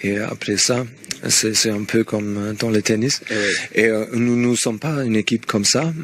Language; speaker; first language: French; non-native, learner; Spanish